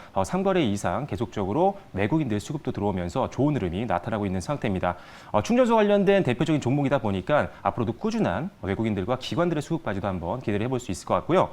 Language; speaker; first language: Korean; native; Korean